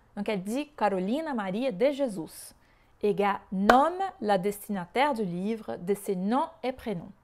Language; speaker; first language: French; non-native, fluent; Portuguese